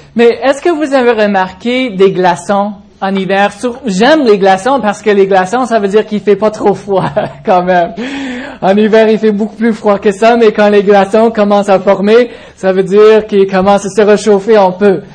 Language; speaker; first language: French; non-native, fluent; English